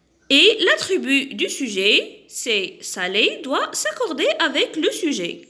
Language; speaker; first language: French; non-native, local second language; Arabic